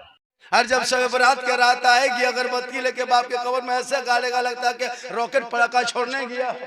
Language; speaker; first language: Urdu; non-native, local second language; Bhojpuri